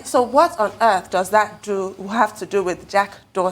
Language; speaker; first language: English; native; English